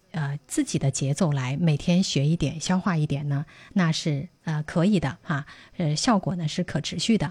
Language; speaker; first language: Chinese; native; Chinese